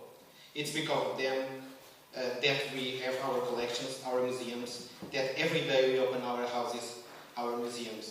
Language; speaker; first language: English; non-native, fluent; Portuguese